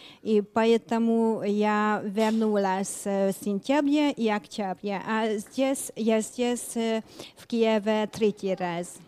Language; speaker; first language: Russian; non-native, fluent; English